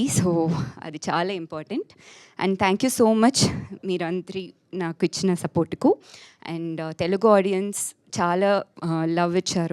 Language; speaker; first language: Telugu; non-native, fluent; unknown